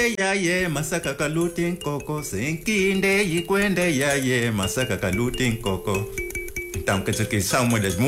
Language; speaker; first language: Portuguese; non-native, local second language; Kongo